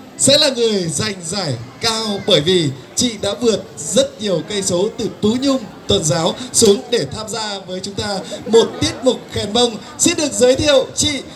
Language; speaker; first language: Vietnamese; non-native, local second language; Hmong